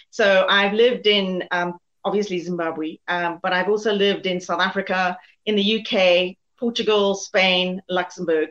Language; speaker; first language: English; native; English